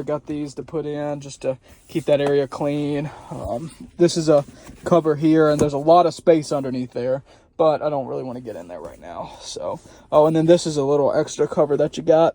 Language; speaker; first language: English; native; English